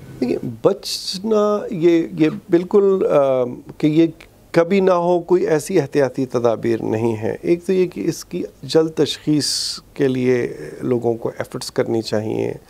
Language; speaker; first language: Urdu; non-native, local second language; Pashto